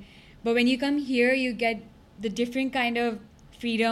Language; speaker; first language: English; non-native, local second language; Gujarati